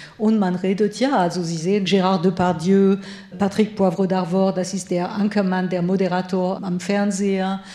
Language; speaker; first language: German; non-native, fluent; French